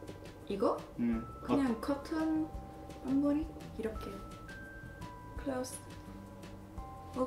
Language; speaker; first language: Korean; non-native, fluent; Swedish